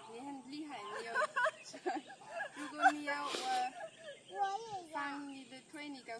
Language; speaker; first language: Chinese; non-native, learner; English